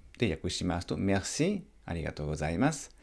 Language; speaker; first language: Japanese; non-native, fluent; French